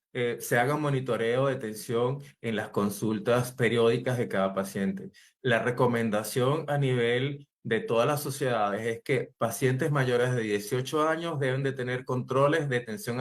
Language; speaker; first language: Spanish; native; Spanish